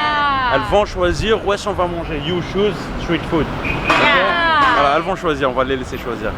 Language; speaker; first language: French; native; French